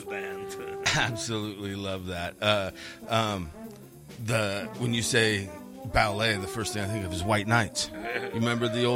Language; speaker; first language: English; native; English